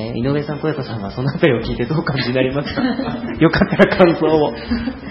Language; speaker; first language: Japanese; native; Japanese